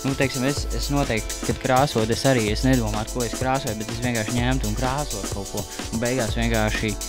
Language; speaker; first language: Latvian; native; Latvian